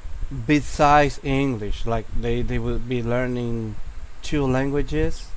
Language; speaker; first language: English; non-native, fluent; Spanish